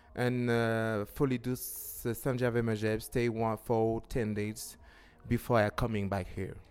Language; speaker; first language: English; non-native, learner; French